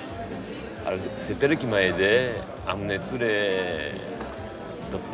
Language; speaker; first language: French; non-native, fluent; Japanese